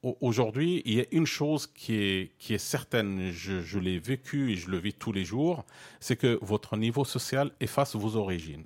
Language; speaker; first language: French; non-native, local second language; Arabic